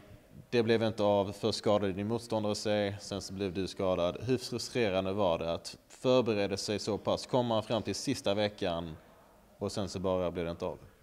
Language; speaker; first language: Swedish; native; Swedish